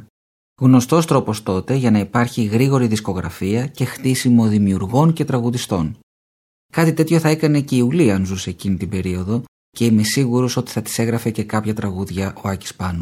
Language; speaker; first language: Greek; native; Greek